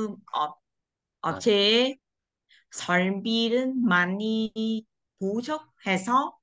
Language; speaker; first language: Korean; non-native, learner; Vietnamese